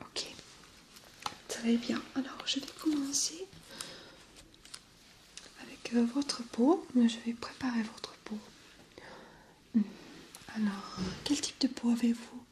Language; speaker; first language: French; non-native, fluent; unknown